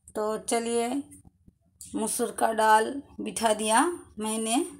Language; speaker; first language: Hindi; non-native, local second language; Bangla